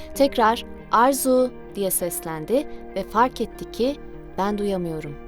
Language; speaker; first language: Turkish; native; Turkish